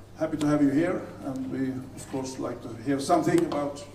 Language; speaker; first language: English; non-native, fluent; Swedish